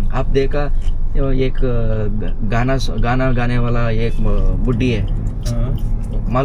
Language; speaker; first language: Hindi; non-native, learner; Kannada